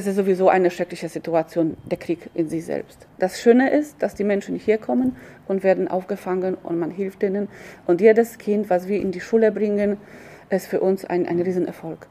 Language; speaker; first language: German; non-native, fluent; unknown